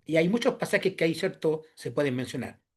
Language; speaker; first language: Spanish; native; Spanish